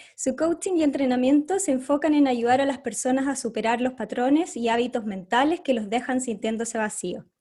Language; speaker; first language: Spanish; native; Spanish